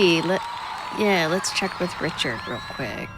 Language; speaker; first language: English; native; English